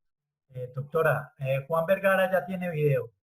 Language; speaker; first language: Spanish; native; Spanish